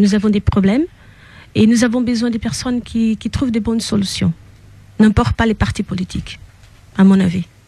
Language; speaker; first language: French; non-native, fluent; Portuguese